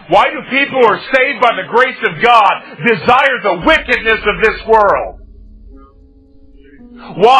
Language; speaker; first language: English; native; English